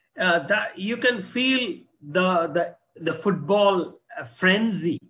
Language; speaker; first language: English; non-native, local second language; Hindi